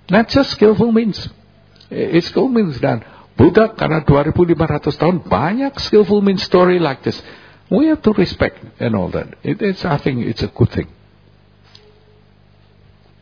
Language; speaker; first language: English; non-native, fluent; Indonesian